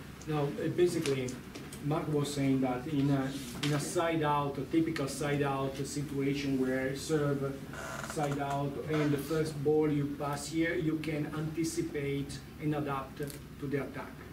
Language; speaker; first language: English; non-native, fluent; Italian